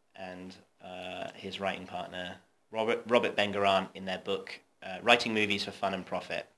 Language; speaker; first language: English; native; English